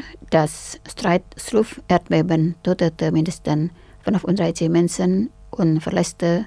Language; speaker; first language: German; non-native, fluent; Indonesian